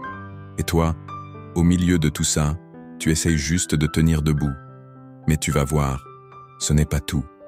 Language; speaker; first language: French; native; French